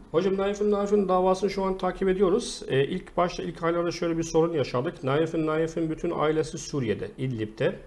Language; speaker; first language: Turkish; non-native, fluent; Arabic